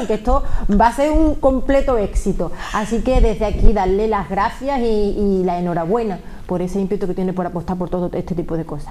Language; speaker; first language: Spanish; native; Spanish